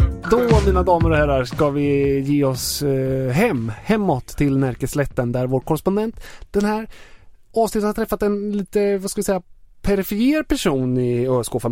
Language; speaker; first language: Swedish; native; Swedish